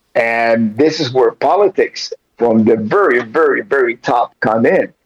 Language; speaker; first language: English; early bilingual, other home language; Spanish